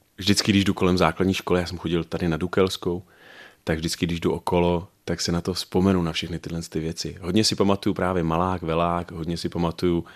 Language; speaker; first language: Czech; native; Czech